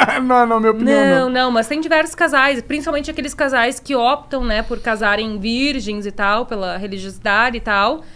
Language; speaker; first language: Portuguese; native; Portuguese